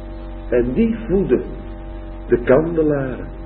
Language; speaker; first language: Dutch; native; Dutch